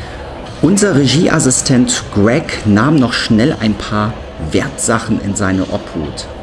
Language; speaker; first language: German; native; German